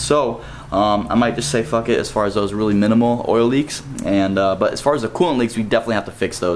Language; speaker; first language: English; native; English